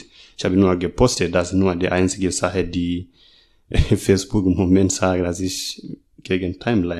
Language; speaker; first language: German; non-native, learner; Masai